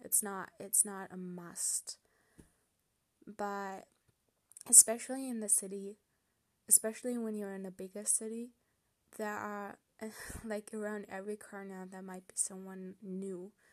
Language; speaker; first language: English; non-native, fluent; German